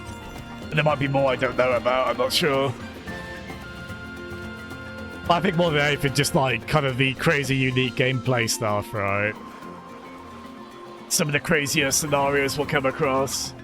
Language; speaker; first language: English; native; English